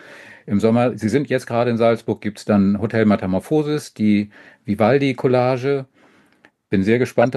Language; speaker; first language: German; native; German